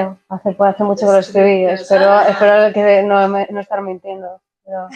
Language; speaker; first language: Spanish; native; Spanish